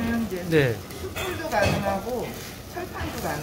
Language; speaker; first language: Korean; native; Korean